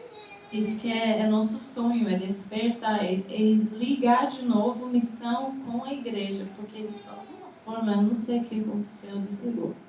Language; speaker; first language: Portuguese; non-native, fluent; English